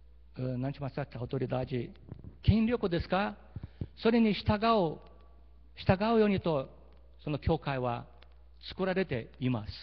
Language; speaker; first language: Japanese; early bilingual, heritage; Portuguese